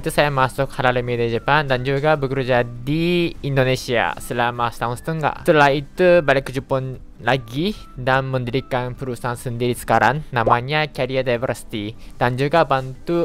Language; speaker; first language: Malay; non-native, fluent; Japanese